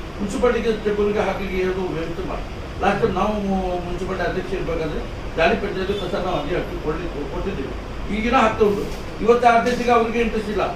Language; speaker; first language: Kannada; non-native, local second language; Urdu